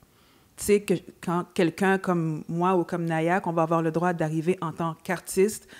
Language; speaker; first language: French; native; French